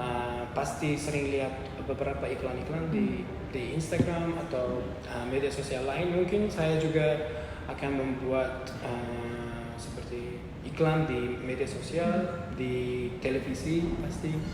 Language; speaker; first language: Indonesian; non-native, learner; Uzbek